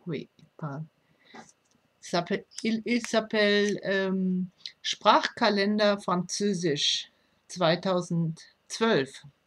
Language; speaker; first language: French; non-native, fluent; German